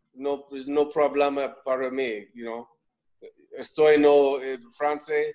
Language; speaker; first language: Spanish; non-native, learner; English